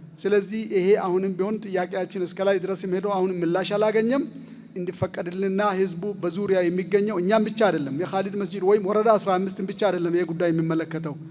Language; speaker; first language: Amharic; native; Amharic